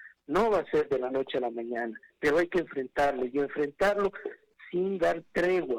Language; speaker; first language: Spanish; native; Spanish